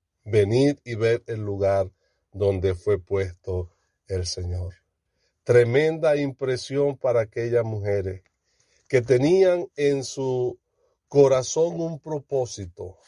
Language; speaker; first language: Spanish; native; Spanish